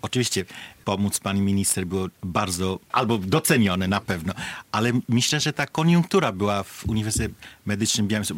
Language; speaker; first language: Polish; non-native, fluent; Bangla